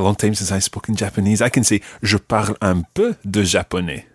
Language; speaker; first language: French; non-native, fluent; English